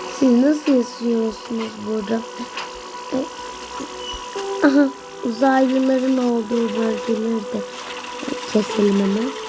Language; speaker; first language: Turkish; native; Turkish